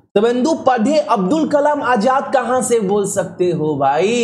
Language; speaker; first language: Hindi; native; Hindi